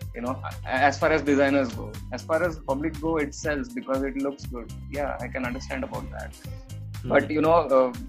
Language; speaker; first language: English; non-native, local second language; Marathi